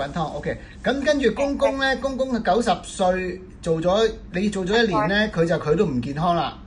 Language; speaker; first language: Cantonese; native; Cantonese